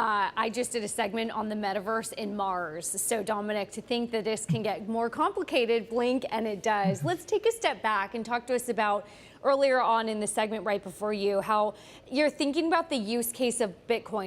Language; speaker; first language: English; native; English